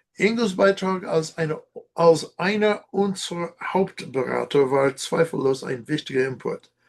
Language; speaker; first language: German; non-native, learner; English